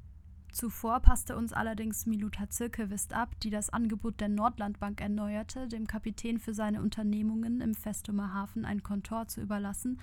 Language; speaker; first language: German; native; German